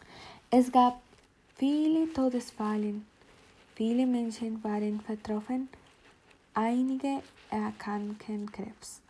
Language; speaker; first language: German; non-native, learner; Spanish